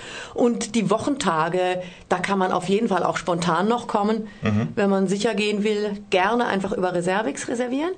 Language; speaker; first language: German; native; German